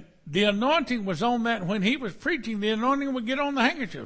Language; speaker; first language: English; native; English